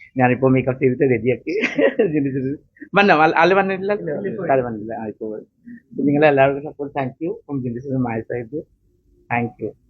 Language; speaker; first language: Malayalam; non-native, fluent; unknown